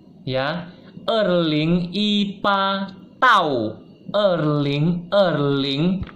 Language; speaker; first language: Chinese; non-native, fluent; Indonesian